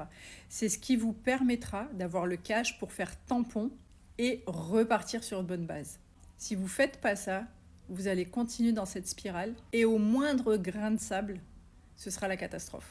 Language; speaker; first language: French; native; French